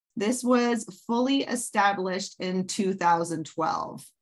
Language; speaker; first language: English; native; English